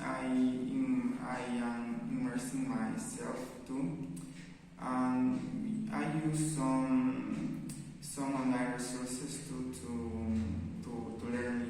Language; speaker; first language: English; non-native, learner; Spanish